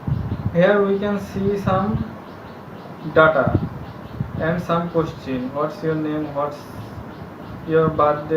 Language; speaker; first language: English; non-native, local second language; Bangla